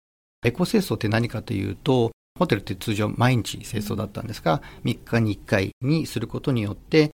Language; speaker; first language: Japanese; native; Japanese